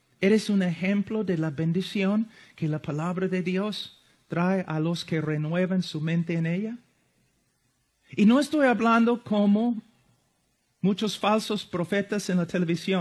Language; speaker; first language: Spanish; non-native, fluent; English